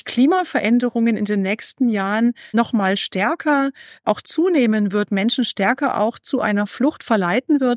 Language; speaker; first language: German; native; German